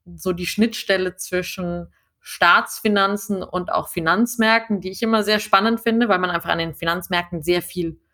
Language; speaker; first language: German; native; German